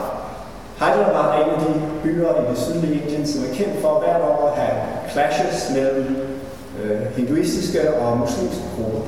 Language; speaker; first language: Danish; native; Danish